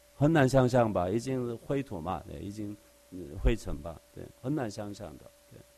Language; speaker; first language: Chinese; non-native, fluent; Korean